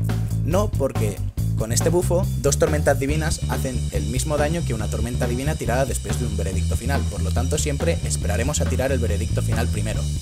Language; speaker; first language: Spanish; native; Spanish